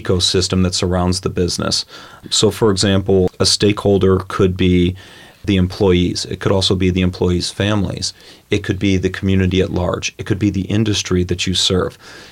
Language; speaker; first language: English; native; English